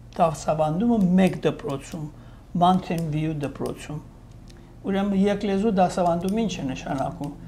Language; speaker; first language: Armenian; native; Armenian